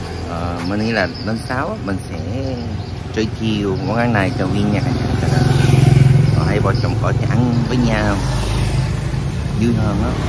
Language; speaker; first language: Vietnamese; non-native, learner; Korean